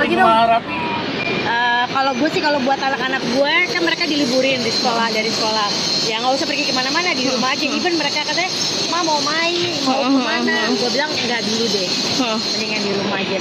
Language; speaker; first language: Indonesian; native; Indonesian